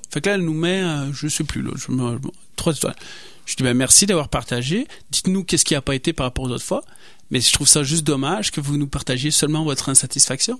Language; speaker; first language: French; native; French